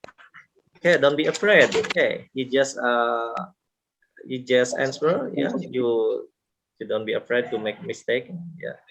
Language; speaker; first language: English; non-native, local second language; Indonesian